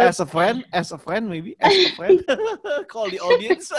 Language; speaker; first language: English; non-native, learner; Indonesian